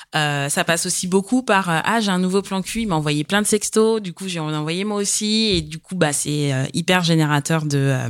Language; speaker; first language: French; native; French